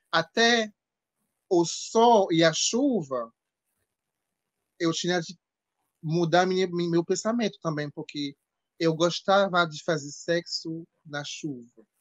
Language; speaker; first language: Portuguese; non-native, fluent; French